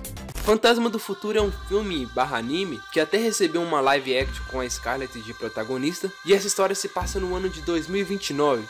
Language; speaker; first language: Portuguese; native; Portuguese